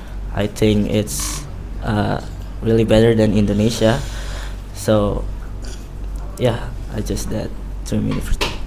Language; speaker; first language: English; non-native, learner; Indonesian